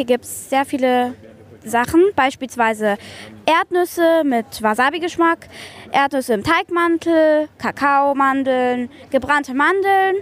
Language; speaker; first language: German; native; German